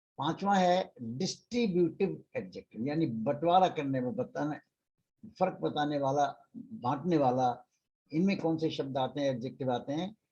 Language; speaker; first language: Hindi; native; Hindi